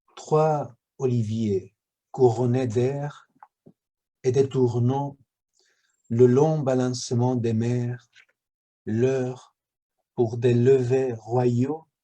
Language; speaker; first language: French; non-native, fluent; Spanish